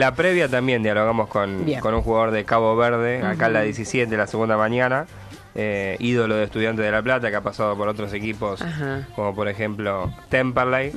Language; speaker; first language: Spanish; native; Spanish